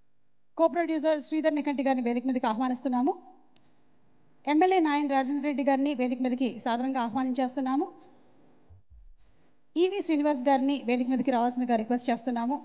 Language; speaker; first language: Telugu; native; Telugu